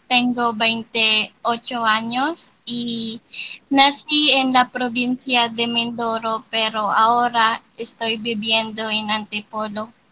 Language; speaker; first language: Spanish; non-native, learner; Filipino